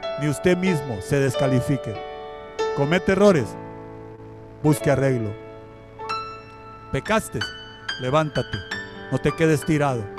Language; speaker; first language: Spanish; native; Spanish